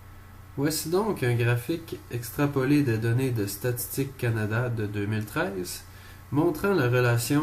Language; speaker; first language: French; native; French